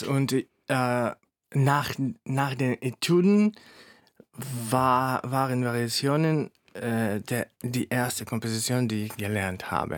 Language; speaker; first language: German; non-native, fluent; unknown